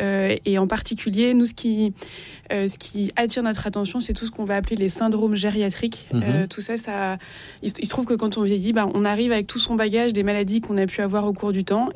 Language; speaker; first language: French; native; French